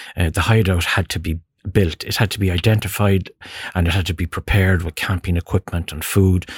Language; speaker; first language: English; native; English